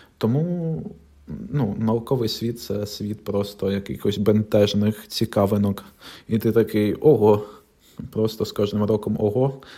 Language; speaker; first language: Ukrainian; non-native, local second language; Russian